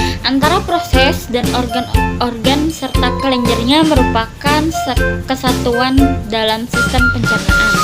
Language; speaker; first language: Indonesian; native; Indonesian